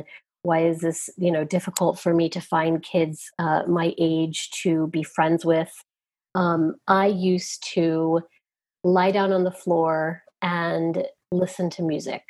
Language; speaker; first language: English; native; English